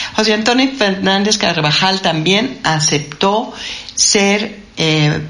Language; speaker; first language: Spanish; non-native, fluent; English